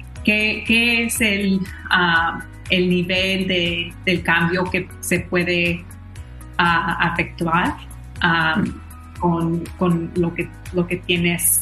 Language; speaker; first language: Spanish; early bilingual, heritage; Spanish